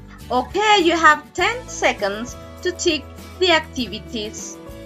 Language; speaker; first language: English; non-native, fluent; Spanish